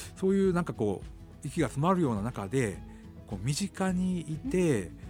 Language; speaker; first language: Japanese; native; Japanese